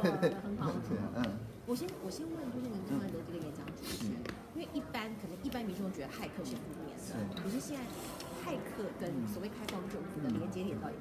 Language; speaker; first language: Chinese; native; Chinese